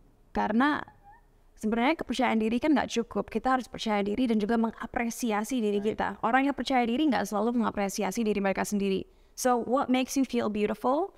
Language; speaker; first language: Indonesian; native; Indonesian